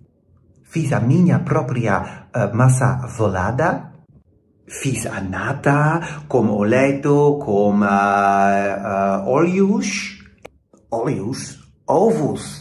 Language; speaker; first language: Portuguese; non-native, learner; Dutch